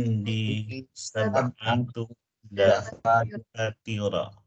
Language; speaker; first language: Arabic; non-native, learner; Indonesian